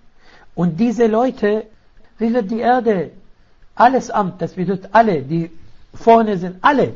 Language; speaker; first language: German; non-native, fluent; Arabic